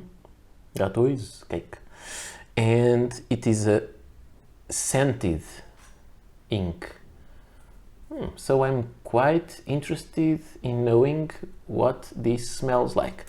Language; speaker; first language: English; non-native, fluent; Portuguese